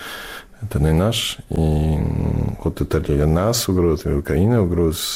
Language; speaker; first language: Russian; non-native, fluent; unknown